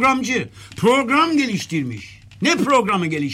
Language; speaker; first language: Turkish; native; Turkish